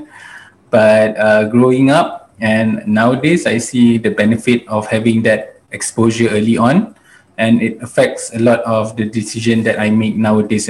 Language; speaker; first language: English; non-native, local second language; Malay